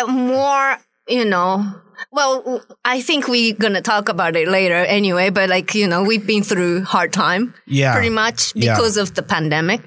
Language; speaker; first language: English; non-native, fluent; Japanese